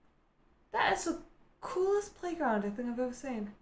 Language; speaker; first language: English; native; English